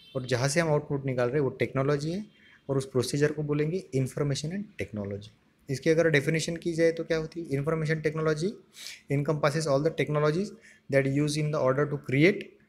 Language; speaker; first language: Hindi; non-native, local second language; Marathi